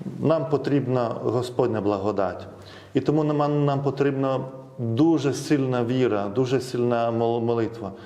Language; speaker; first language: Ukrainian; non-native, fluent; Lithuanian